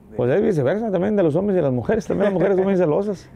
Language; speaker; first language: Spanish; native; Spanish